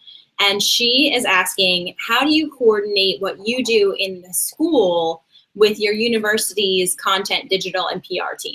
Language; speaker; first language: English; native; English